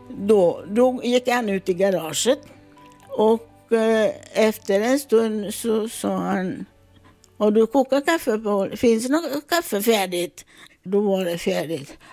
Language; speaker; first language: Swedish; non-native, fluent; Italian